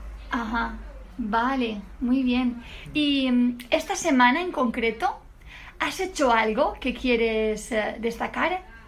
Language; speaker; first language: Spanish; native; Spanish